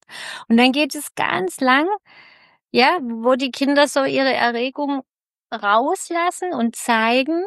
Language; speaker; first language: German; native; German